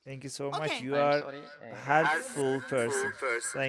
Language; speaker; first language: English; non-native, learner; Turkish